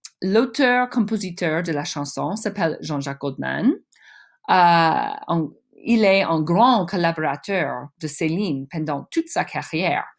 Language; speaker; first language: French; non-native, fluent; English